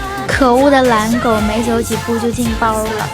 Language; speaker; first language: Chinese; native; Chinese